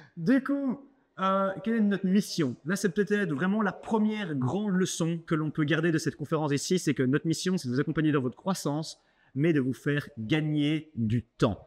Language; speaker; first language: French; native; French